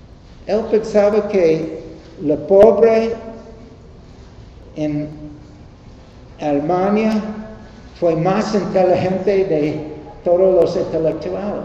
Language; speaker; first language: Spanish; non-native, learner; English